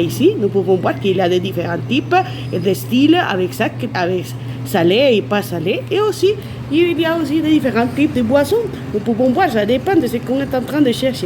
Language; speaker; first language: French; non-native, fluent; Spanish